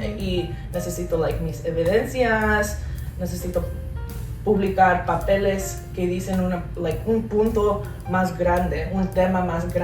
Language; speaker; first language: Spanish; early bilingual, heritage; English